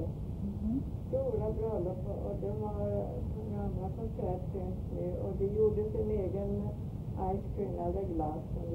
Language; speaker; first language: Swedish; early bilingual, heritage; Swedish